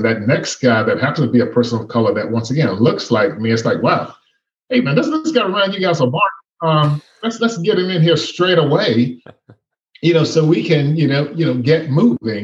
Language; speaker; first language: English; native; English